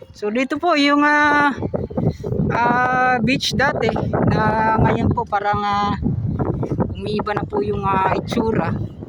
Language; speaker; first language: Filipino; native; Filipino